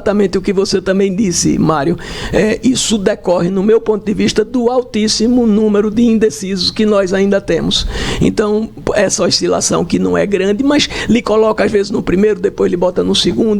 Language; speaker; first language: Portuguese; native; Portuguese